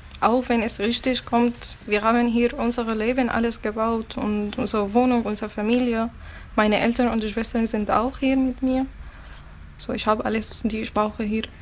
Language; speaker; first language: German; non-native, learner; Arabic